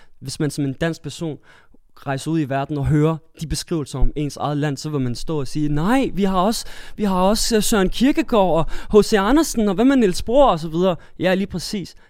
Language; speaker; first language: Danish; early bilingual, other home language; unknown